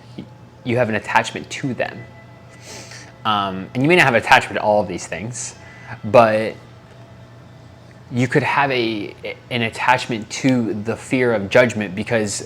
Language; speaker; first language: English; native; English